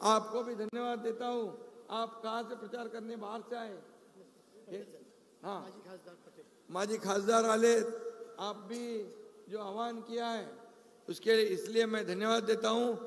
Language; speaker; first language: Hindi; non-native, local second language; Marathi